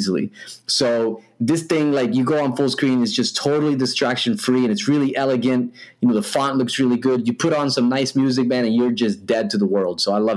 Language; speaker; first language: English; native; English